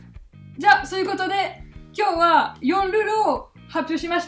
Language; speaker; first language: Japanese; non-native, fluent; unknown